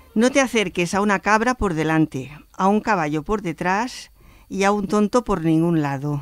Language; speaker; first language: Spanish; non-native, local second language; Catalan